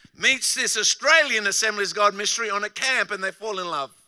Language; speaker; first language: English; native; English